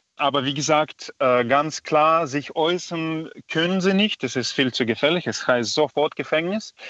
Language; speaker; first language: German; non-native, fluent; Belarusian